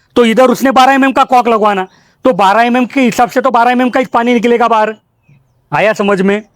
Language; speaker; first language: Hindi; non-native, local second language; Marathi